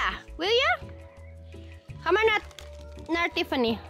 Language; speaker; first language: Dutch; non-native, fluent; Indonesian